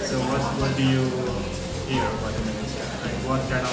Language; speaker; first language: English; non-native, learner; Indonesian